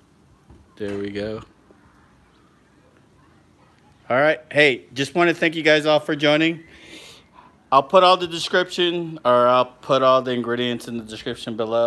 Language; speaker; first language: English; native; English